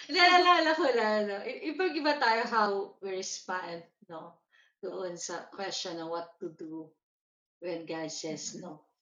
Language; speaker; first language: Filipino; native; Filipino